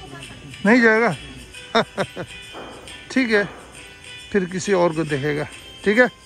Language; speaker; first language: Hindi; non-native, local second language; Tibetan